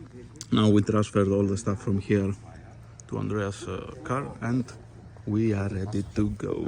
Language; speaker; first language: English; non-native, learner; Greek